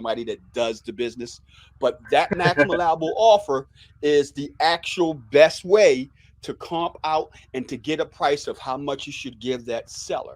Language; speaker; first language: English; native; English